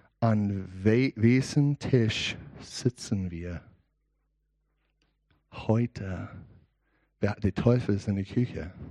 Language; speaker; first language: German; non-native, learner; English